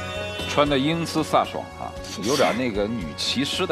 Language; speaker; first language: Chinese; native; Chinese